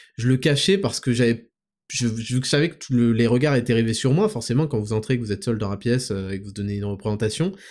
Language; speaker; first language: French; native; French